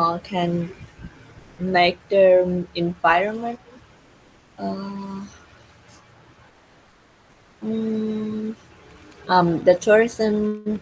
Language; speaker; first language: English; non-native, learner; Vietnamese